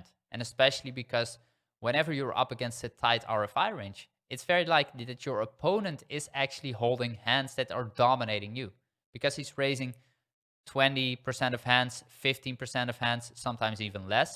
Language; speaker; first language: English; non-native, fluent; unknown